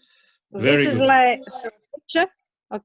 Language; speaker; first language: English; non-native, learner; Russian